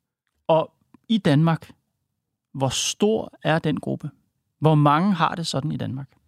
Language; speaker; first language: Danish; native; Danish